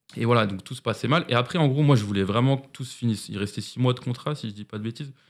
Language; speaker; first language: French; native; French